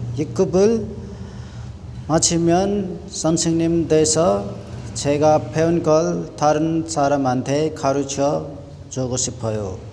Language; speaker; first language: Korean; non-native, learner; Nepali